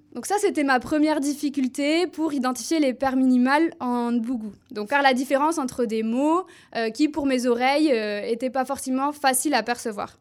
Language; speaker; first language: French; native; French